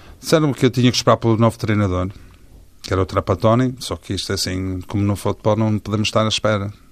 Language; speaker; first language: Portuguese; early bilingual, heritage; Portuguese